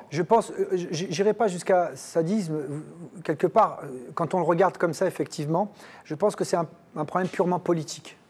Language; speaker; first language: French; native; French